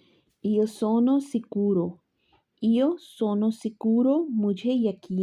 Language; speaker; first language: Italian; non-native, fluent; Urdu